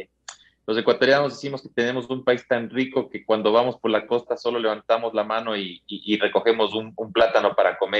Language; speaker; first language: Spanish; native; Spanish